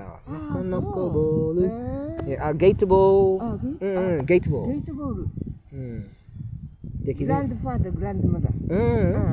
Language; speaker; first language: Japanese; non-native, learner; English